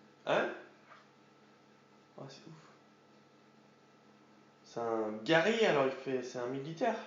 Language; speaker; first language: French; native; French